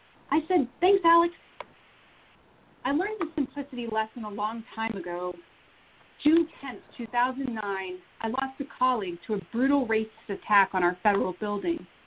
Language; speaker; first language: English; early bilingual, other home language; Romanian